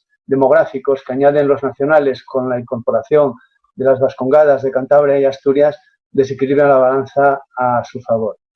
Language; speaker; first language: Spanish; native; Spanish